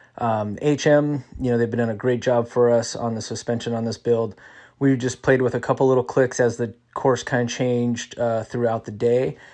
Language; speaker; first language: English; native; English